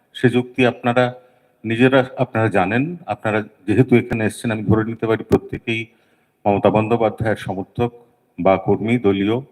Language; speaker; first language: Bangla; native; Bangla